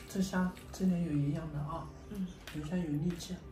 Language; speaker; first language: Chinese; native; Chinese